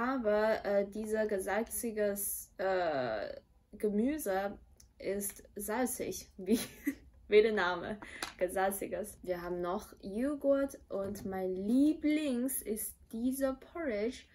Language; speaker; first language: German; non-native, fluent; Chinese